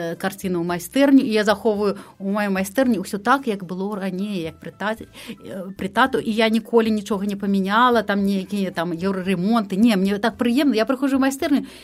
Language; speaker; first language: Belarusian; non-native, local second language; Russian